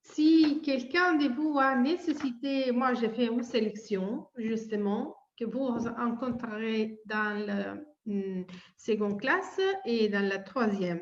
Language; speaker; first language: French; non-native, fluent; Italian